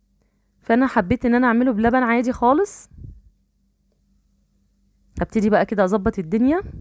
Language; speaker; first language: Arabic; native; Arabic